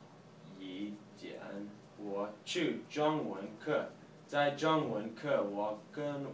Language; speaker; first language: Chinese; non-native, learner; English